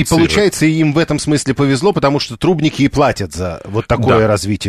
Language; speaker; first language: Russian; native; Russian